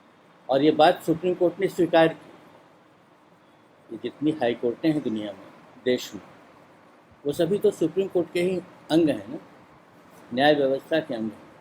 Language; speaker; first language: Hindi; native; Hindi